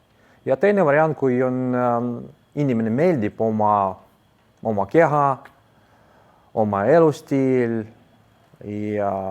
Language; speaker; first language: Estonian; non-native, learner; Russian